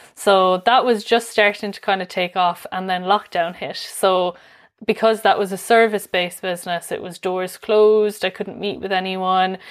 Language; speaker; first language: English; native; English